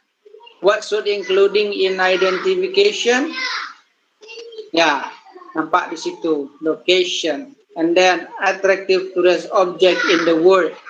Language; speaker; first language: English; non-native, learner; Indonesian